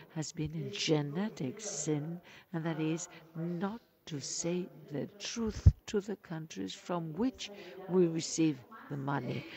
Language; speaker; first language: English; non-native, fluent; Spanish